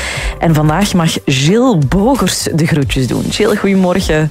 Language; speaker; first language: Dutch; native; Dutch